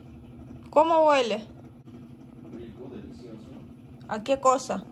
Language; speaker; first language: Spanish; non-native, fluent; Russian